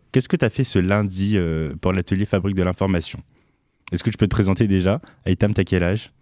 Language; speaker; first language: French; native; French